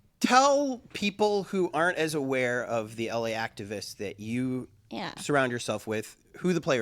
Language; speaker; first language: English; native; English